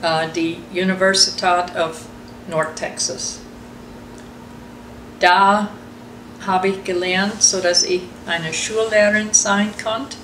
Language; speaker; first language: German; early bilingual, heritage; German